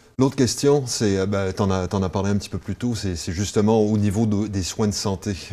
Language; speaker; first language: French; native; French